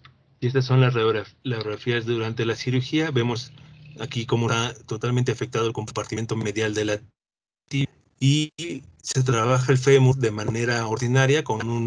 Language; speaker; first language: Spanish; native; Spanish